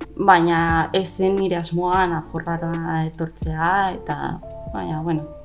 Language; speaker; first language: Basque; non-native, local second language; Spanish